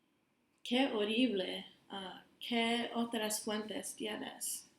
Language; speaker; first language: Spanish; non-native, learner; English